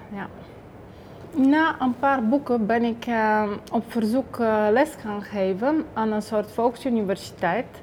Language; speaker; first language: Dutch; non-native, fluent; Bulgarian